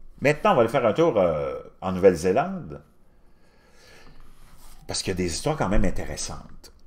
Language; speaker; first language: French; native; French